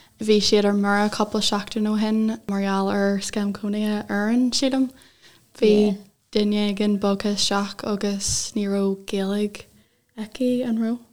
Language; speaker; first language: Irish; non-native, local second language; English